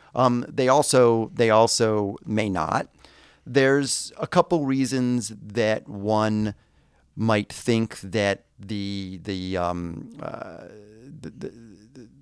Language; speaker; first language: English; native; English